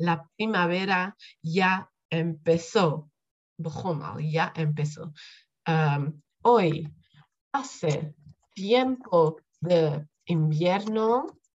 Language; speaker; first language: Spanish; non-native, fluent; Dutch